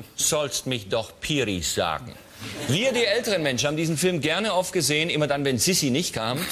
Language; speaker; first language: German; native; German